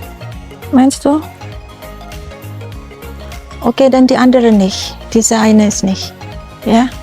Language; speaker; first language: German; non-native, learner; Indonesian